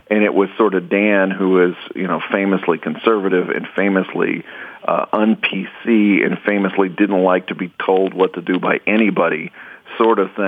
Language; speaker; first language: English; native; English